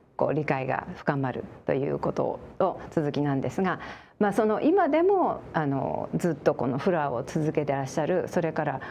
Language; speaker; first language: Japanese; native; Japanese